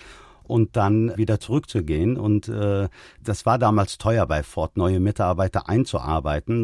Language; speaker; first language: German; early bilingual, other home language; Turkish